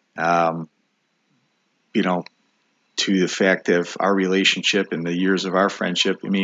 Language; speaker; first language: English; native; English